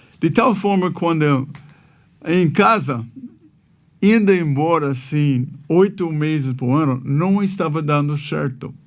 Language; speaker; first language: Portuguese; non-native, fluent; English